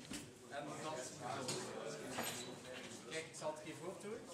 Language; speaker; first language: Dutch; native; Dutch